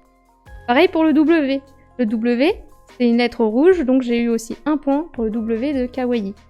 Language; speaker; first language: French; native; French